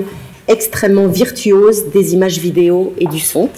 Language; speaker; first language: French; native; French